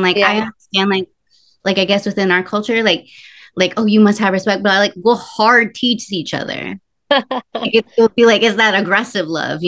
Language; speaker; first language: English; early bilingual, other home language; Spanish